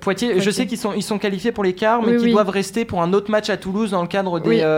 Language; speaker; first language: French; native; French